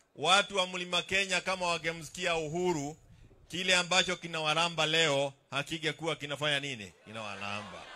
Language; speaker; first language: Swahili; non-native, local second language; Kikuyu